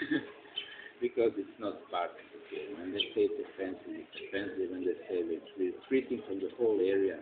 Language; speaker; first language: English; non-native, fluent; Croatian